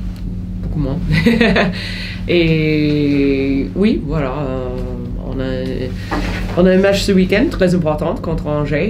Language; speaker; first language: French; non-native, fluent; English